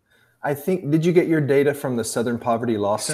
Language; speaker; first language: English; native; English